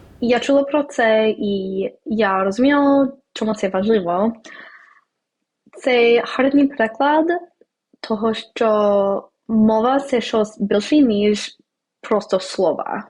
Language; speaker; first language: Ukrainian; non-native, learner; English